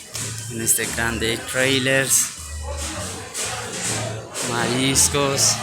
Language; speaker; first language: Spanish; non-native, learner; Urdu